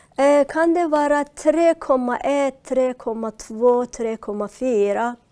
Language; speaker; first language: Swedish; non-native, learner; Persian